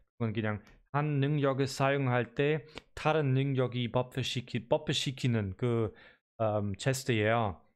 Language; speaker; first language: Korean; non-native, learner; German